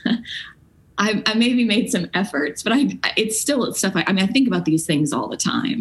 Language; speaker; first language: English; native; English